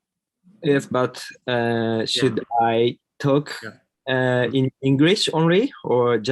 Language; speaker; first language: English; non-native, learner; Japanese